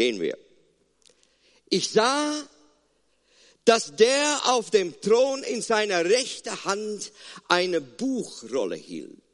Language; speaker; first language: German; non-native, fluent; Afrikaans